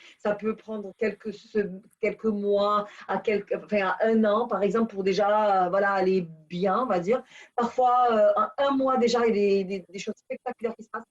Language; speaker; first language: French; early bilingual, other home language; Portuguese